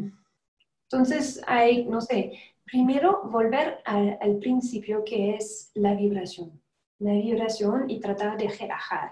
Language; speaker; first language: Spanish; non-native, fluent; French